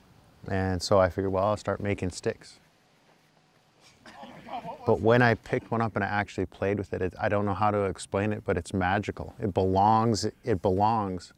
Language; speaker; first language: English; native; English